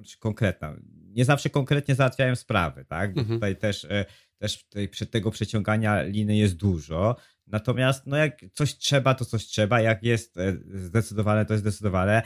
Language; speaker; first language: Polish; native; Polish